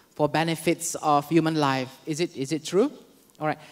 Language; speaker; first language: English; non-native, local second language; Malay